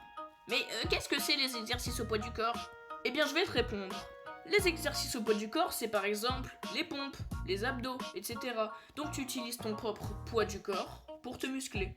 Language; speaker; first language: French; native; French